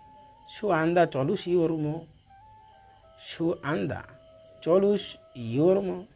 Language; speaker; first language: Turkish; non-native, learner; Bangla